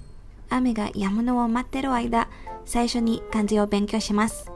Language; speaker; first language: Japanese; non-native, fluent; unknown